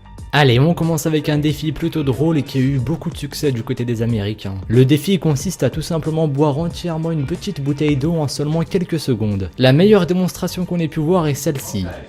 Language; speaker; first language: French; native; French